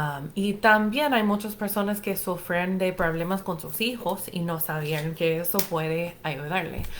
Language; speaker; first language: Spanish; non-native, fluent; English